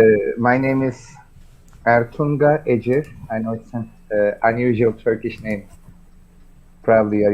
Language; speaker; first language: English; non-native, fluent; Turkish